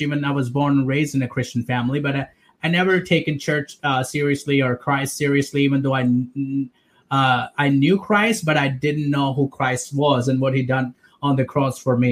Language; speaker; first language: English; non-native, local second language; Urdu